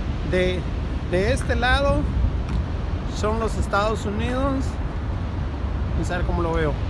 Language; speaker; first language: Spanish; native; Spanish